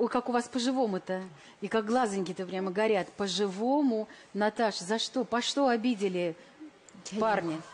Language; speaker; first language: Russian; native; Russian